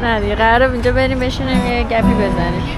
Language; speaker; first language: Persian; native; Persian